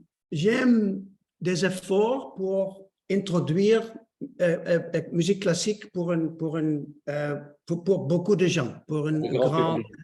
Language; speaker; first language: French; non-native, learner; Dutch